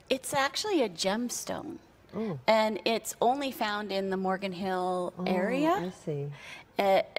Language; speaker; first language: English; native; English